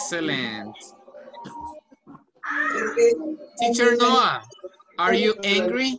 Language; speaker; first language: English; non-native, fluent; Spanish